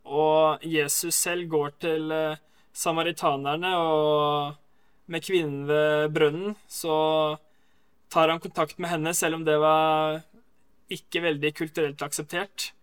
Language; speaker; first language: Norwegian; native; Norwegian